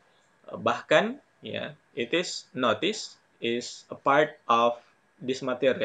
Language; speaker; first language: English; non-native, fluent; Indonesian